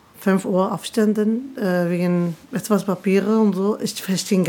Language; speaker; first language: German; non-native, learner; Arabic